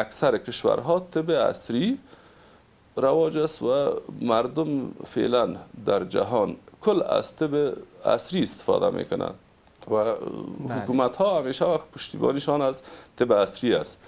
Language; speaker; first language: Persian; native; Persian